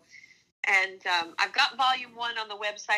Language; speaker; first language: English; native; English